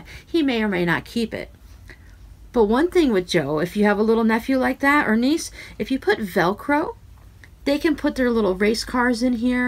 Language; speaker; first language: English; native; English